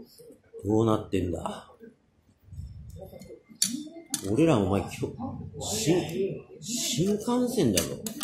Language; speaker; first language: Japanese; native; Japanese